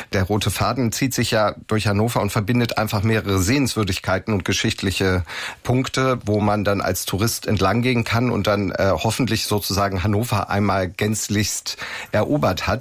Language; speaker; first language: German; native; German